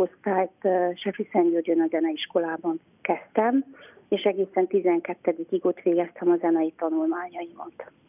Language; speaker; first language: Hungarian; native; Hungarian